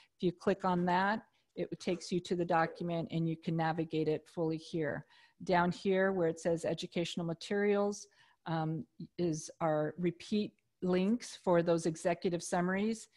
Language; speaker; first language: English; native; English